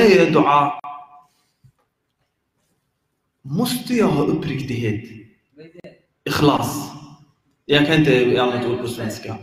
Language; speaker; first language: Swedish; early bilingual, other home language; Arabic